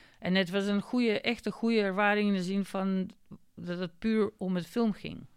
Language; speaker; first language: Dutch; non-native, fluent; Macedonian